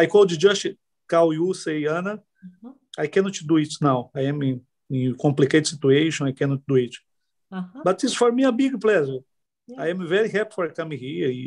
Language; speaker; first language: English; non-native, learner; Portuguese